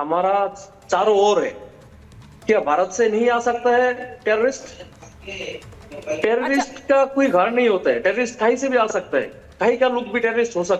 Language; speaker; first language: Hindi; non-native, learner; Bangla